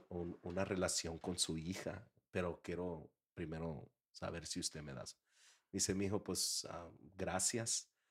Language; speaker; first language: Spanish; early bilingual, heritage; Spanish